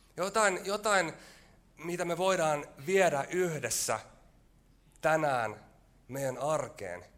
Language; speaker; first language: Finnish; native; Finnish